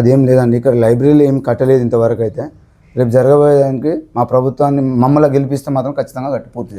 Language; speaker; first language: Telugu; native; Telugu